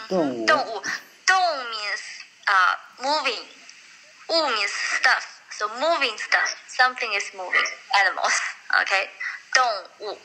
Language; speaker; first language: English; non-native, fluent; Chinese